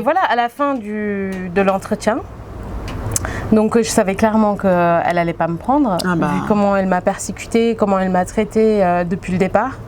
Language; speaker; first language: French; native; French